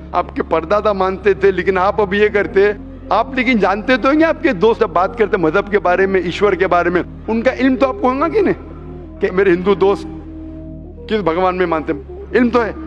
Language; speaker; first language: Hindi; non-native, local second language; Konkani